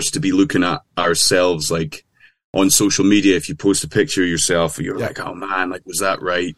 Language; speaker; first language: English; native; English